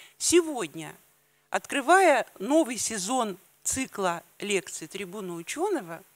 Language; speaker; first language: Russian; native; Russian